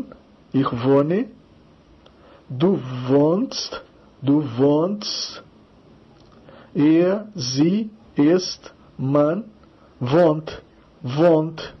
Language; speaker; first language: German; non-native, fluent; Portuguese